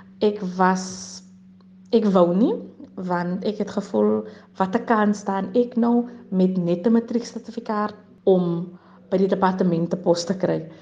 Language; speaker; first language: Afrikaans; native; Afrikaans